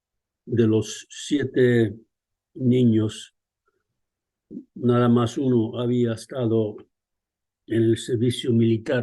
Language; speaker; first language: Spanish; early bilingual, other home language; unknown